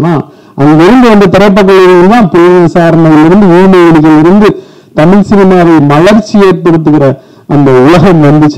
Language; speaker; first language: Tamil; native; Tamil